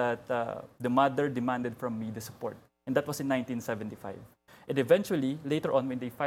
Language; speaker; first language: English; non-native, local second language; Hiligaynon